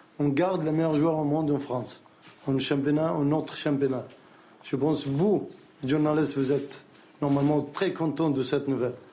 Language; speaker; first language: French; non-native, learner; Arabic